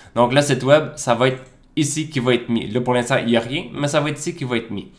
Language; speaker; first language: French; native; French